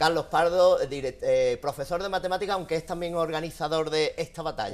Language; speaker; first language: Spanish; native; Spanish